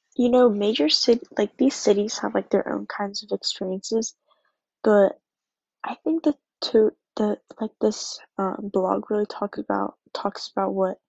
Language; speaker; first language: English; early bilingual, other home language; Japanese